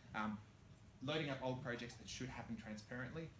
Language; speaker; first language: English; native; English